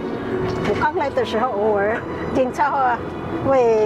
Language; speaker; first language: Chinese; non-native, fluent; Filipino